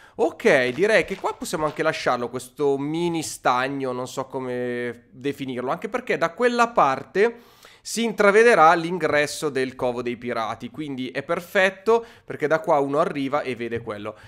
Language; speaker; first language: Italian; native; Italian